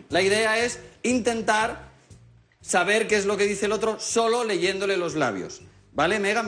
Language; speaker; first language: Spanish; native; Spanish